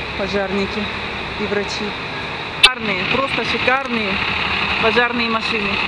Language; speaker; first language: Russian; native; Russian